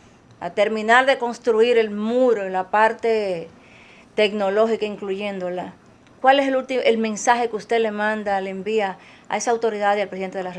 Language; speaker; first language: Spanish; native; Spanish